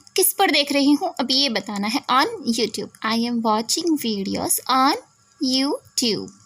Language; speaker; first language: Hindi; native; Hindi